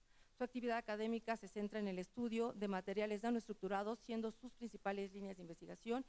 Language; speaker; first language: Spanish; native; Spanish